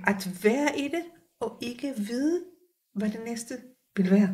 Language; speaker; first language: Danish; non-native, fluent; Hebrew